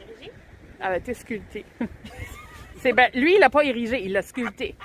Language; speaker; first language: French; native; French